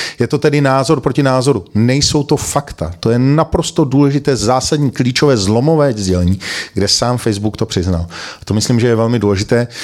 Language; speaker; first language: Czech; native; Czech